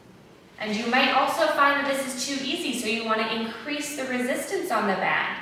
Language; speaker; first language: English; native; English